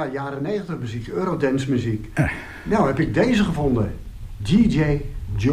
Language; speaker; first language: Dutch; native; Dutch